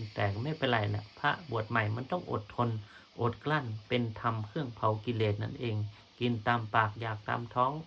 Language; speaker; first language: Thai; native; Thai